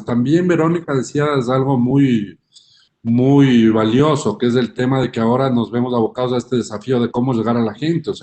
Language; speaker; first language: Spanish; native; Spanish